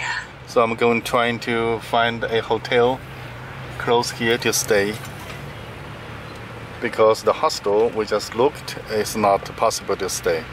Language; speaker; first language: English; non-native, learner; Chinese